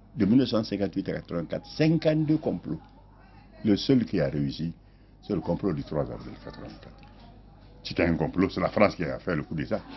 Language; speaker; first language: French; non-native, local second language; Mandingo